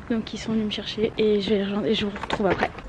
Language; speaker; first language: French; native; French